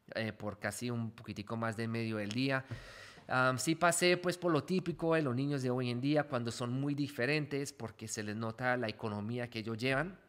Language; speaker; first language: Spanish; early bilingual, heritage; Spanish